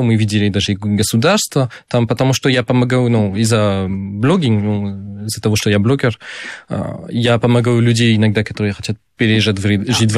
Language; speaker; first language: Russian; non-native, fluent; French